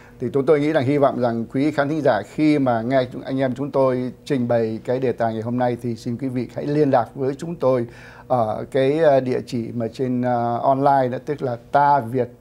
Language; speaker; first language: Vietnamese; native; Vietnamese